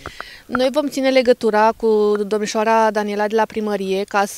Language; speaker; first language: Romanian; native; Romanian